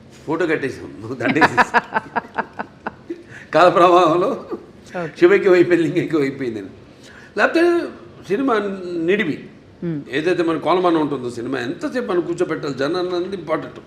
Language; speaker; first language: Telugu; native; Telugu